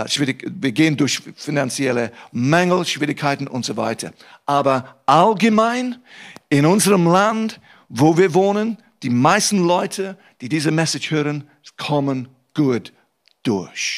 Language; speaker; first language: German; non-native, fluent; English